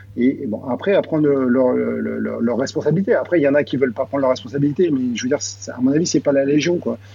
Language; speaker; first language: French; native; French